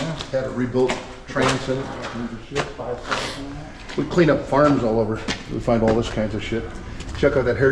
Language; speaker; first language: English; native; English